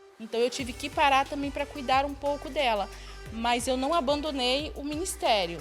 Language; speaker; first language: Portuguese; native; Portuguese